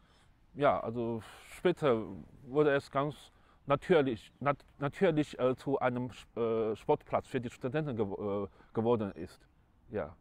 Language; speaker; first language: German; non-native, fluent; Chinese